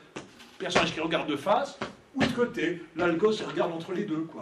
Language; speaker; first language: French; native; French